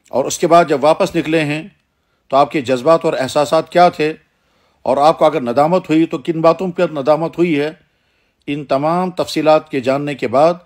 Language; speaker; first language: Urdu; non-native, local second language; Kashmiri